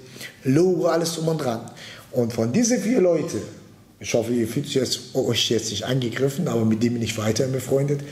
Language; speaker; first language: German; early bilingual, other home language; Turkish